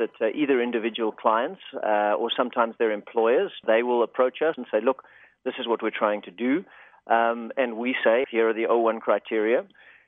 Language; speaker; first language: English; native; English